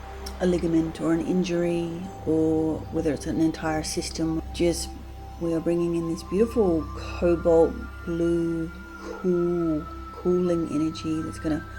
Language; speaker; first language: English; native; English